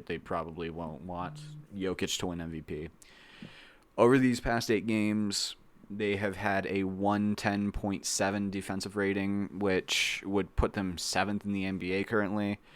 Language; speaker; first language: English; native; English